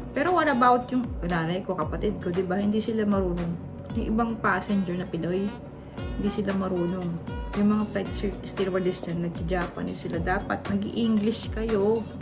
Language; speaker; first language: Filipino; native; Filipino